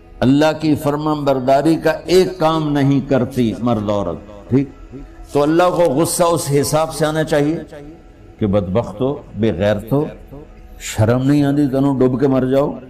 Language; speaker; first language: Urdu; non-native, local second language; Punjabi